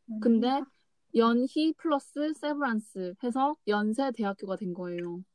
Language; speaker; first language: Korean; native; Korean